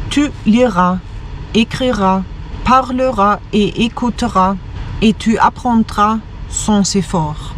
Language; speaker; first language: French; non-native, fluent; German